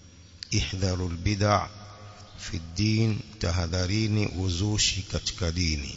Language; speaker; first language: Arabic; non-native, fluent; Swahili